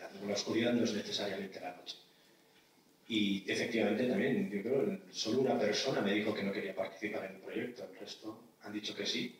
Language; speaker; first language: Spanish; native; Spanish